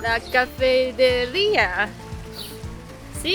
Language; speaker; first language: Spanish; non-native, learner; Chinese